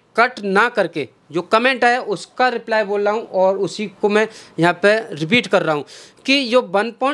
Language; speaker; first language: Hindi; native; Hindi